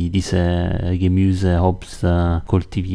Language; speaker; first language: German; non-native, learner; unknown